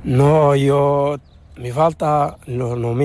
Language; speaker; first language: Spanish; non-native, learner; Arabic